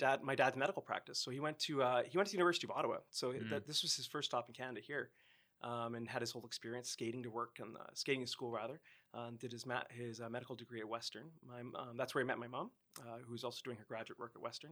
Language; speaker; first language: English; native; English